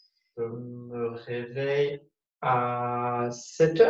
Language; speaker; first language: French; non-native, learner; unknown